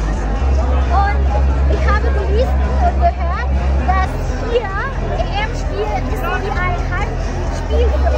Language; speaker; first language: German; non-native, learner; Indonesian